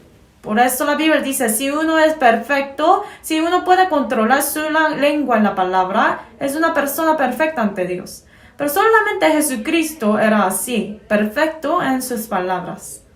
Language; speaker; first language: Spanish; non-native, fluent; Korean